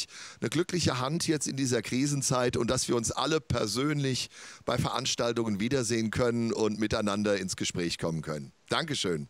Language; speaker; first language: German; native; German